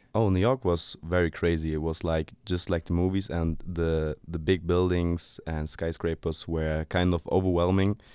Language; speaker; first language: English; non-native, fluent; German